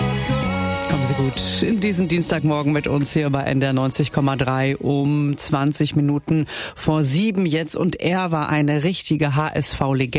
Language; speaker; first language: German; native; German